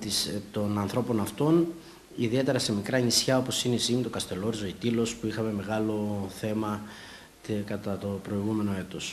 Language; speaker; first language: Greek; native; Greek